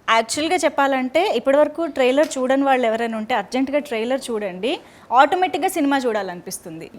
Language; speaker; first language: Telugu; native; Telugu